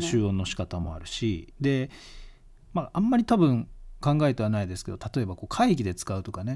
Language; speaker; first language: Japanese; native; Japanese